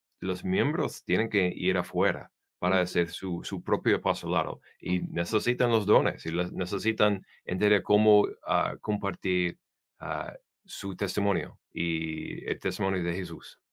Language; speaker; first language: Spanish; non-native, learner; English